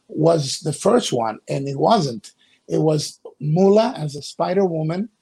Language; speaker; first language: English; early bilingual, other home language; Spanish